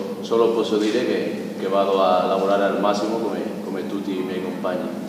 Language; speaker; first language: Italian; non-native, fluent; Spanish